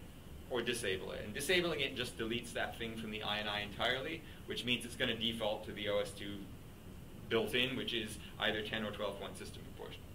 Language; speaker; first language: English; native; English